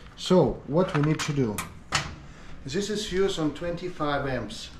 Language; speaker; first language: English; non-native, learner; Ukrainian